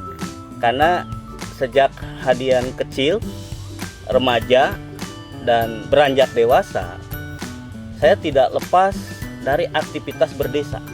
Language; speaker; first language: Indonesian; non-native, local second language; Sundanese